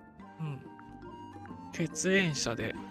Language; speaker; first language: Japanese; native; Japanese